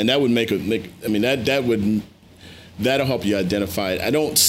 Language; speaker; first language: English; native; English